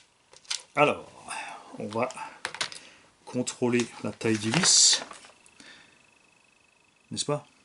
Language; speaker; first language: French; native; French